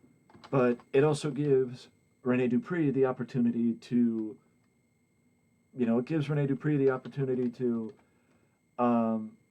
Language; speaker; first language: English; native; English